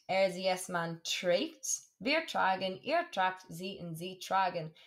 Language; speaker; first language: German; non-native, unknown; English